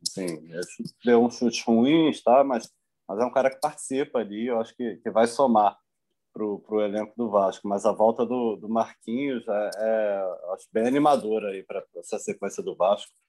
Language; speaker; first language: Portuguese; native; Portuguese